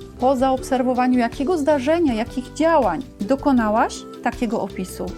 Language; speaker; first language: Polish; native; Polish